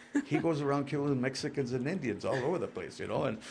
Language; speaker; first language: English; early bilingual, other home language; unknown